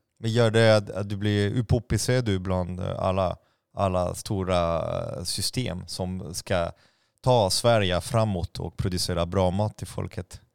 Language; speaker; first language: Swedish; non-native, fluent; French